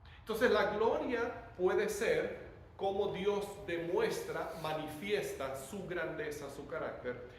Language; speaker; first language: Spanish; native; Spanish